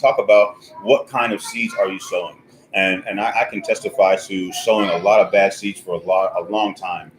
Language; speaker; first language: English; native; English